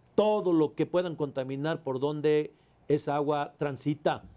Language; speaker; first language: Spanish; native; Spanish